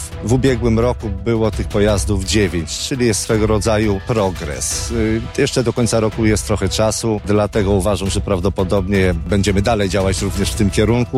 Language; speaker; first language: Polish; native; Polish